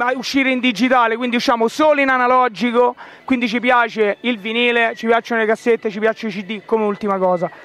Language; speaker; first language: Italian; native; Italian